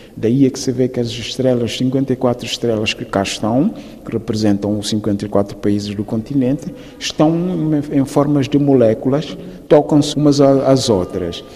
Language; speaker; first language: Portuguese; non-native, local second language; Upper Guinea Crioulo